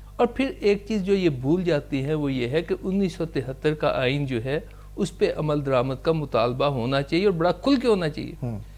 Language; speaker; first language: Urdu; non-native, local second language; Punjabi